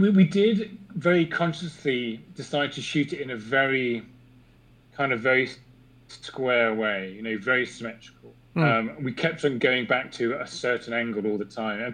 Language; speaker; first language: English; native; English